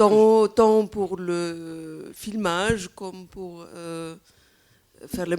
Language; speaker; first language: French; non-native, fluent; Spanish